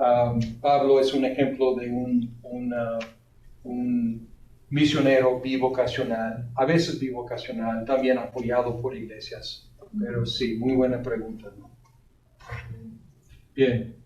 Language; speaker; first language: Spanish; non-native, fluent; English